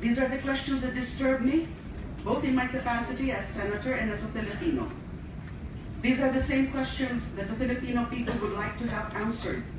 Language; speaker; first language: English; non-native, local second language; Filipino